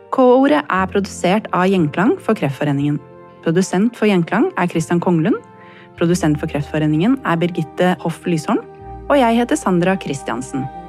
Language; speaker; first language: Norwegian; native; Norwegian